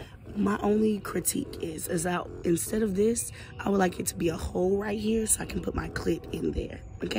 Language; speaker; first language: English; native; English